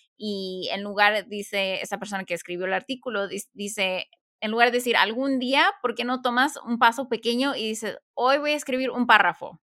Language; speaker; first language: Spanish; early bilingual, heritage; Spanish